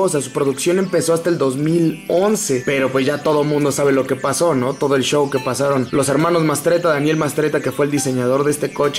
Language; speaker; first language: Spanish; native; Spanish